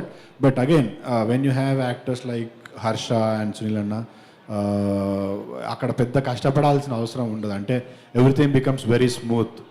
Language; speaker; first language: Telugu; native; Telugu